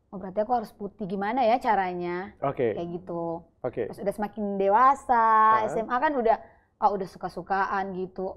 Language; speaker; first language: Indonesian; native; Indonesian